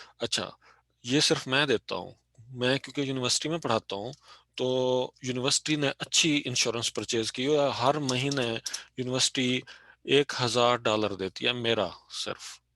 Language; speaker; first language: Urdu; non-native, local second language; Punjabi